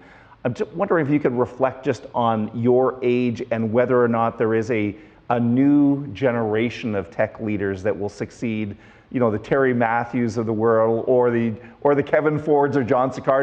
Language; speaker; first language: English; native; English